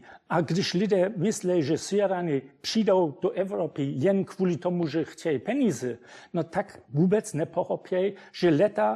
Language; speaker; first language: Czech; non-native, fluent; German